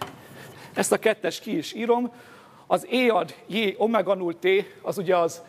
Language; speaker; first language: Hungarian; native; Hungarian